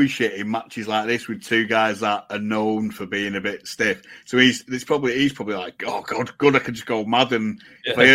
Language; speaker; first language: English; native; English